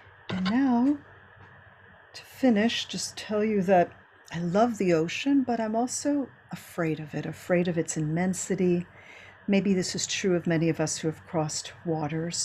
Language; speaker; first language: English; early bilingual, other home language; Spanish